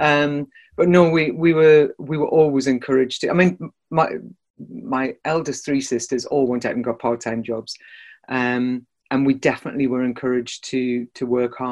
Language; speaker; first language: English; native; English